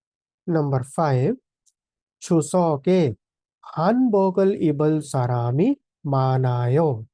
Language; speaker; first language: Korean; non-native, fluent; Hindi